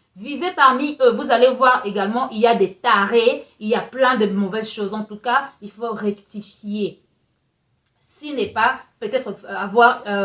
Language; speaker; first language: French; non-native, local second language; Lingala